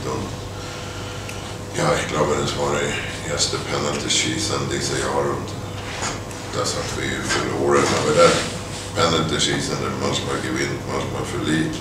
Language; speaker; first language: German; non-native, fluent; Swedish